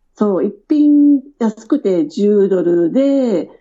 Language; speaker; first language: Japanese; native; Japanese